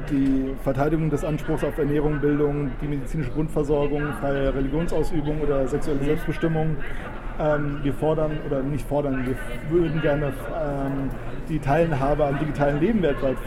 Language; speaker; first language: German; native; German